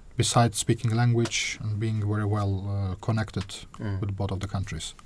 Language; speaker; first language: English; non-native, fluent; Azerbaijani